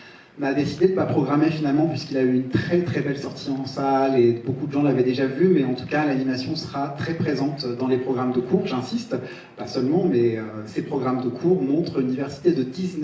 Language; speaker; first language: French; native; French